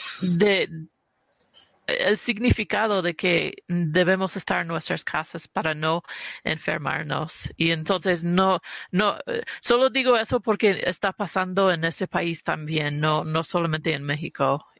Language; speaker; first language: Spanish; early bilingual, heritage; Spanish